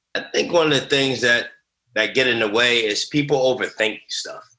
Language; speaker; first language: English; native; English